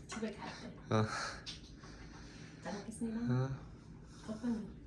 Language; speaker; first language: Korean; non-native, fluent; English